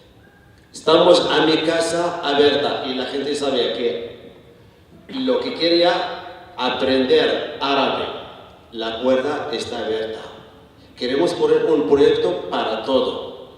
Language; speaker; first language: Spanish; non-native, learner; Arabic